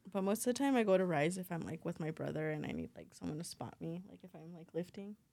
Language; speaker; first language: English; native; English